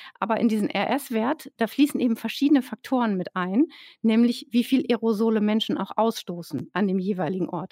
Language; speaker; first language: German; native; German